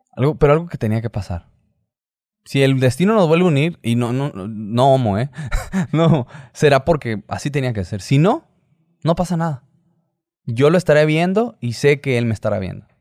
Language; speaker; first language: Spanish; native; Spanish